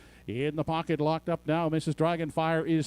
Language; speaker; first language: English; native; English